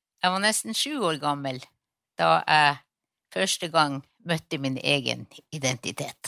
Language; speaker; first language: Norwegian; non-native, local second language; Northern Sami